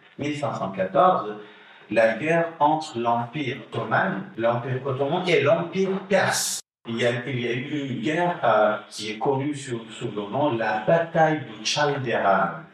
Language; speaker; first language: French; non-native, fluent; Kurdish